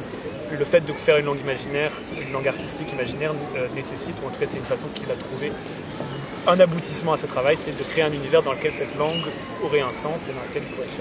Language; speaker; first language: French; native; French